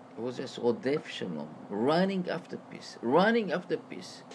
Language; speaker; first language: English; non-native, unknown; Hebrew